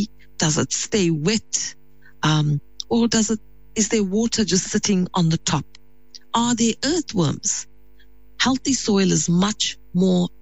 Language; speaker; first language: English; native; English